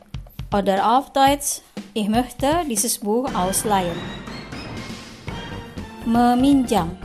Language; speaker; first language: German; non-native, fluent; Indonesian